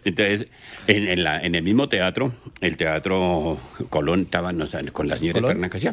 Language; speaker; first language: Spanish; native; Spanish